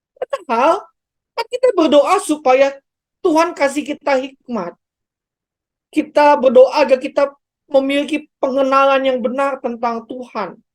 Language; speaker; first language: Indonesian; native; Indonesian